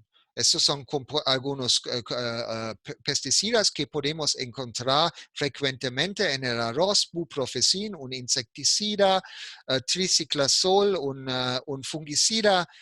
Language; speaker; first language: Spanish; non-native, fluent; German